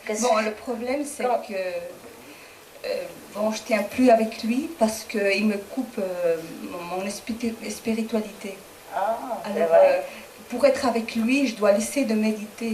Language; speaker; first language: French; non-native, fluent; Spanish